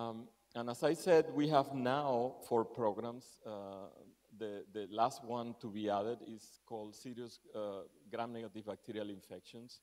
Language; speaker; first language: English; non-native, fluent; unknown